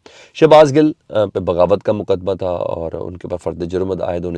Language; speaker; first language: Urdu; native; Urdu